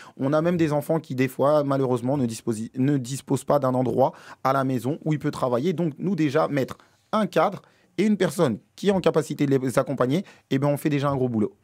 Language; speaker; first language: French; native; French